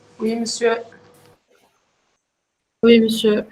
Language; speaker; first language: French; non-native, local second language; Arabic